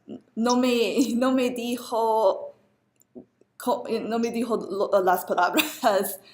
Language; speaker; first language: Spanish; non-native, learner; English